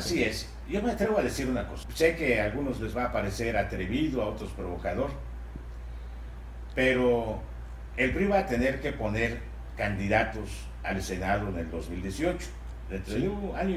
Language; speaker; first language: Spanish; native; Spanish